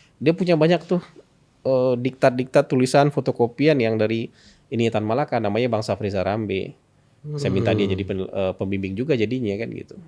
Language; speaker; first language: Indonesian; non-native, local second language; Minangkabau